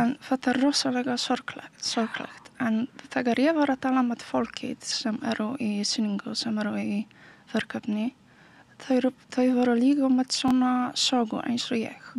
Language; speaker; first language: Icelandic; non-native, learner; Polish